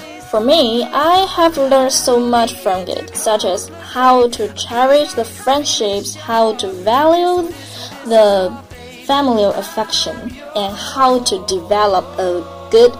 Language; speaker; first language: English; non-native, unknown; Chinese